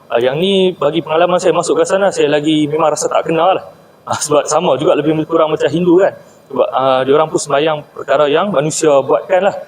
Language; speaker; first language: Malay; native; Malay